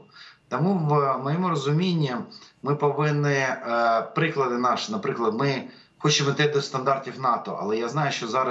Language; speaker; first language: Ukrainian; native; Ukrainian